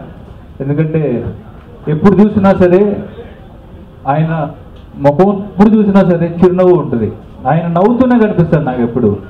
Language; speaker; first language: Telugu; native; Telugu